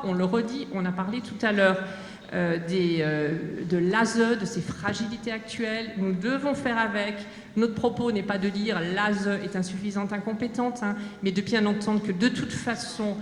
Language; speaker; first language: French; native; French